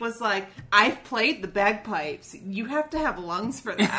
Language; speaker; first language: English; native; English